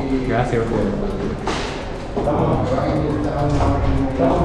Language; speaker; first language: Spanish; non-native, learner; Japanese